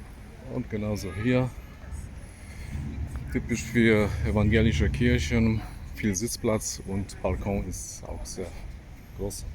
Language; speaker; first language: German; non-native, fluent; Polish